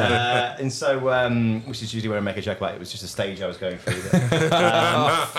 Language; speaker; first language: English; native; English